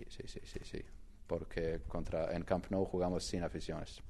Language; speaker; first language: Spanish; non-native, learner; Croatian